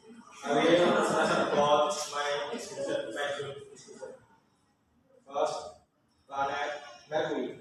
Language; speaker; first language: English; non-native, learner; Indonesian